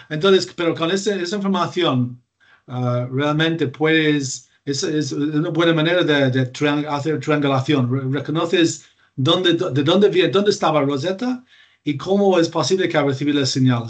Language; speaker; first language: Spanish; non-native, fluent; English